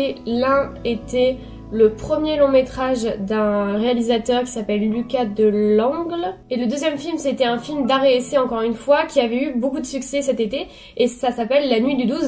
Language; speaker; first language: French; native; French